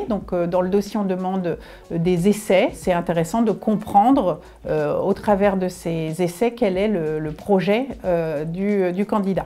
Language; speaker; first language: French; native; French